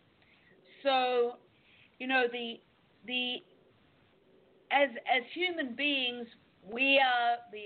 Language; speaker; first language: English; native; English